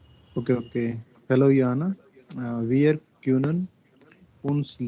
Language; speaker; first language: German; non-native, learner; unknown